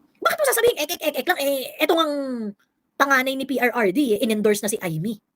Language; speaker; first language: Filipino; native; Filipino